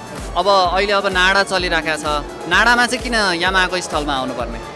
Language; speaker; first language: Nepali; native; Nepali